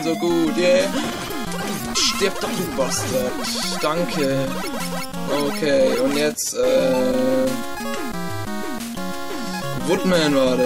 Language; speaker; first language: German; native; German